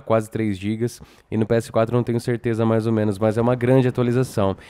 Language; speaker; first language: Portuguese; native; Portuguese